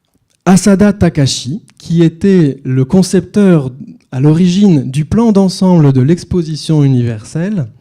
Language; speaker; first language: French; native; French